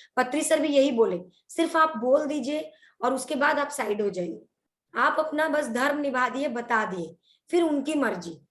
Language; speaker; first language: Hindi; non-native, local second language; Odia